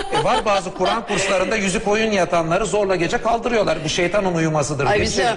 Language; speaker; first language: Turkish; native; Turkish